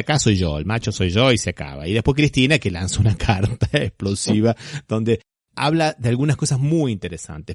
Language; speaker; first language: Spanish; native; Spanish